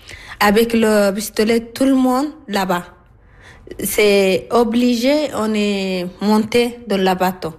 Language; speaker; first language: French; non-native, learner; Arabic